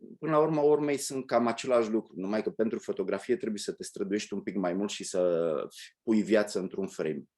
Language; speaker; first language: Romanian; native; Romanian